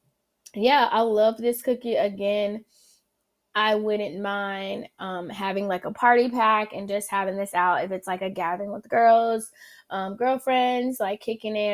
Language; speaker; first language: English; native; English